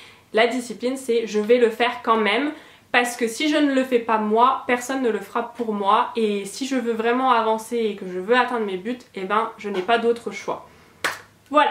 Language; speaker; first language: French; native; French